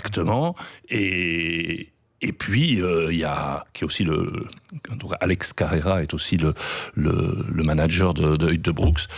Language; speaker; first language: French; native; French